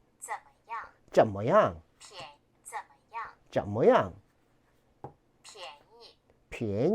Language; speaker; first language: Chinese; non-native, learner; Korean